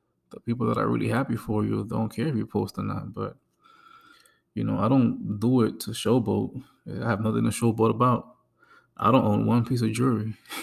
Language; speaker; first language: English; early bilingual, other home language; Spanish